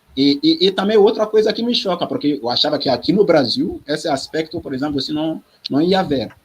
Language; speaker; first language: Portuguese; non-native, fluent; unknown